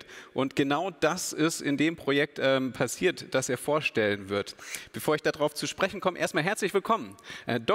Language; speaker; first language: German; native; German